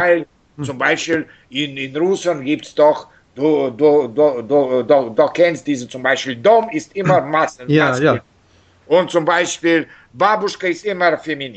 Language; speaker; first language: German; non-native, learner; Russian